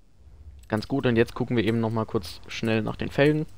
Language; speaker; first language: German; native; German